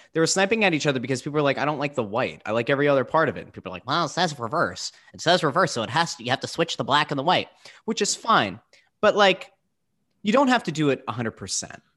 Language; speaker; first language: English; native; English